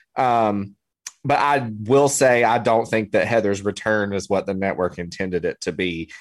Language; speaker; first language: English; native; English